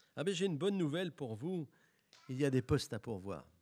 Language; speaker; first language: French; native; French